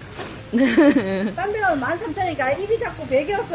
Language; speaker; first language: Korean; native; Korean